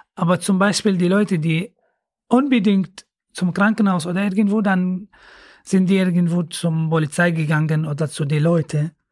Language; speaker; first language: German; non-native, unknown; Arabic